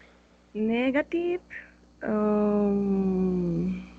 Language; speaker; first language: English; non-native, learner; Spanish